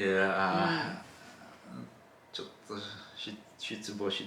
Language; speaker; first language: Japanese; non-native, learner; Polish